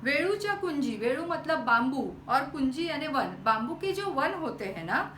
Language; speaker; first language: Hindi; non-native, local second language; Marathi